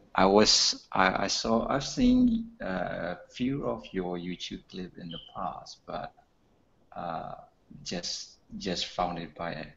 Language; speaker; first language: English; non-native, learner; Burmese